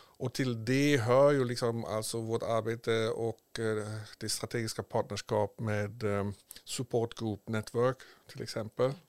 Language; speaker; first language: Swedish; native; Swedish